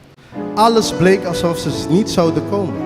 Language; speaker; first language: Dutch; non-native, local second language; Papiamento